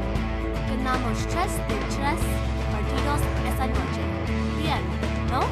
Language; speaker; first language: Spanish; non-native, learner; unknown